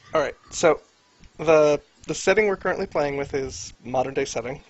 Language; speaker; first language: English; native; English